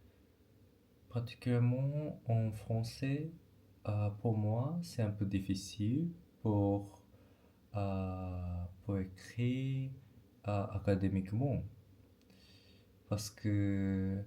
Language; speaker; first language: French; non-native, learner; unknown